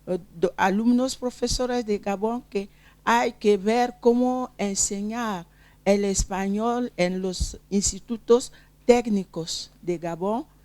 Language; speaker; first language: Spanish; non-native, fluent; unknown